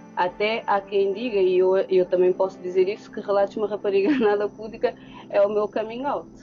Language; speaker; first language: Portuguese; non-native, local second language; Kabuverdianu